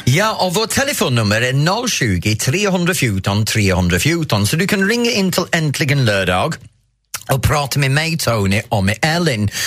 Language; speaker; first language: Swedish; non-native, fluent; English